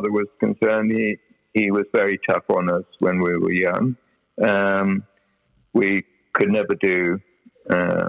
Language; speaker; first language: English; native; English